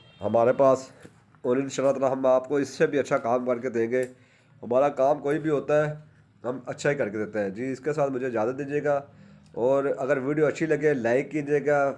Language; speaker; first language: Urdu; non-native, local second language; Punjabi